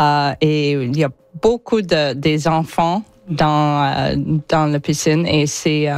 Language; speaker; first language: French; non-native, learner; English